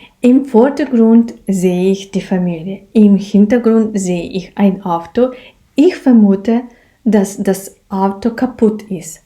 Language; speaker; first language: German; non-native, fluent; Ukrainian